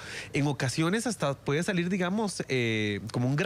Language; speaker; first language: Spanish; native; Spanish